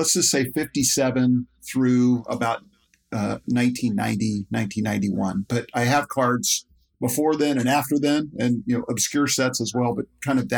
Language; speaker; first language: English; native; English